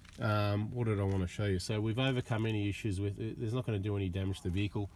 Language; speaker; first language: English; native; English